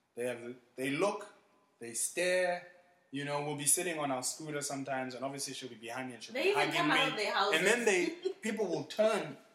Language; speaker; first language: English; non-native, local second language; Xhosa